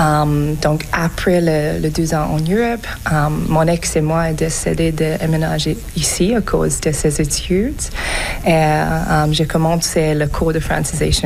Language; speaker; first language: French; non-native, learner; English